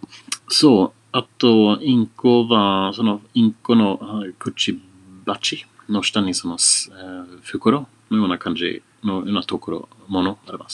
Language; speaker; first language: Japanese; non-native, fluent; Swedish